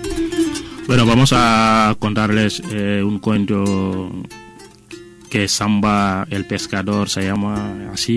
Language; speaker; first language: Spanish; non-native, fluent; Wolof